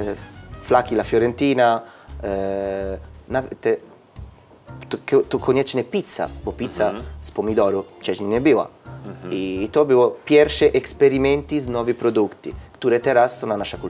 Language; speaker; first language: Polish; non-native, learner; Italian